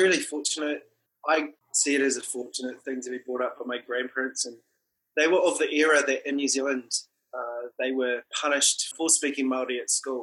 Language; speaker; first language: English; non-native, local second language; Māori